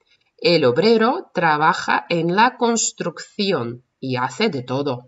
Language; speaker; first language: Spanish; non-native, fluent; Russian